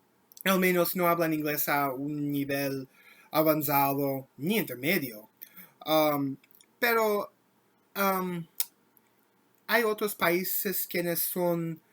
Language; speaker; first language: Spanish; non-native, learner; English